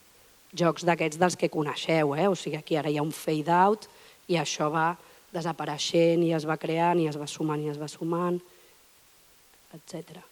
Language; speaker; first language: Catalan; native; Catalan